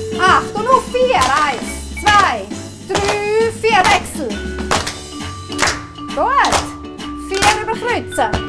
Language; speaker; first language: German; native; German